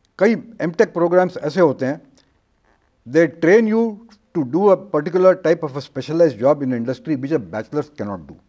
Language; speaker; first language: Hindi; non-native, local second language; Marathi